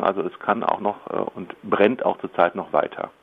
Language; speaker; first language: German; native; German